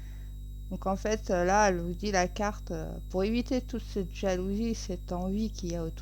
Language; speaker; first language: French; native; French